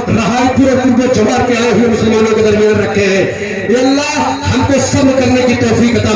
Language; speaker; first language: Hindi; native; Hindi